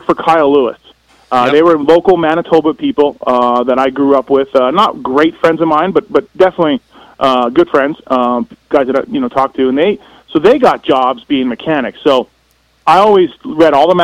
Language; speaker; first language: English; native; English